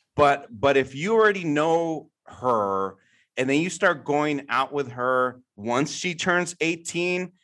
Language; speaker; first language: English; native; English